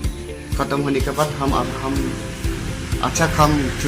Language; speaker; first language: Hindi; non-native, local second language; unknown